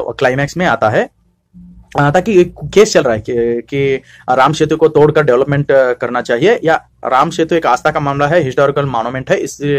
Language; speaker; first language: Hindi; non-native, local second language; Kannada